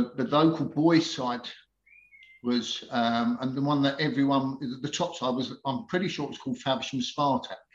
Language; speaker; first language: English; native; English